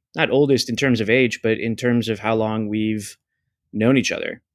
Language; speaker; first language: English; native; English